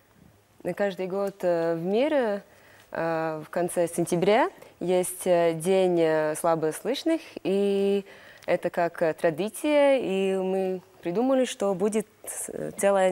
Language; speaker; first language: Russian; non-native, local second language; Latvian